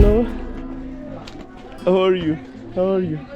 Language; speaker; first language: English; non-native, learner; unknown